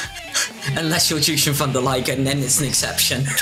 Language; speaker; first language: English; native; English